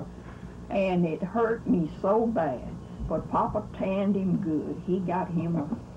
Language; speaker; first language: English; native; English